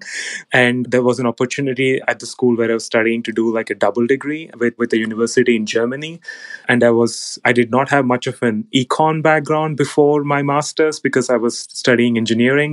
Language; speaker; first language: English; non-native, local second language; Telugu